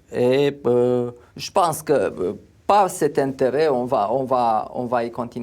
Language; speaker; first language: French; non-native, fluent; Romanian